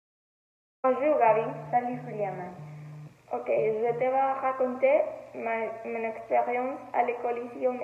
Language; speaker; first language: French; non-native, learner; Spanish